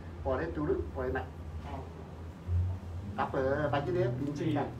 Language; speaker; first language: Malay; non-native, local second language; Cantonese